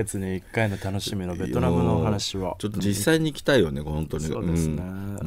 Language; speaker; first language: Japanese; native; Japanese